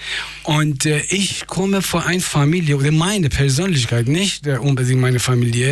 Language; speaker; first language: German; non-native, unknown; Persian